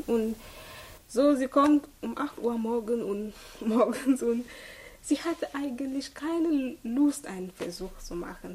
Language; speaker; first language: German; non-native, fluent; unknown